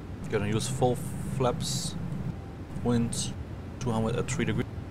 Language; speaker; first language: English; non-native, fluent; German